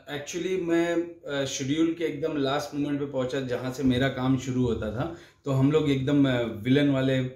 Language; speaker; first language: Hindi; native; Hindi